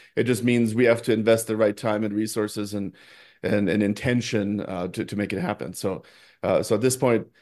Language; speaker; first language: English; non-native, fluent; Norwegian